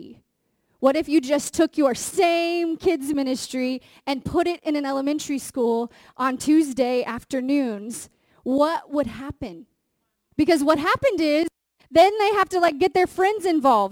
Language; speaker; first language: English; native; English